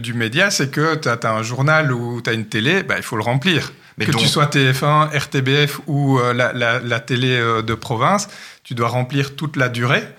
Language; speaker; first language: French; native; French